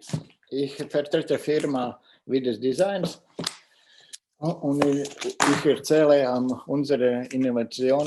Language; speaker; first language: German; non-native, fluent; Latvian